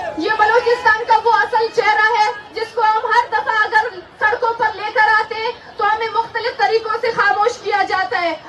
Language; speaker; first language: Urdu; non-native, local second language; Baluchi